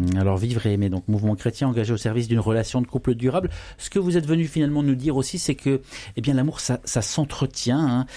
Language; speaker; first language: French; native; French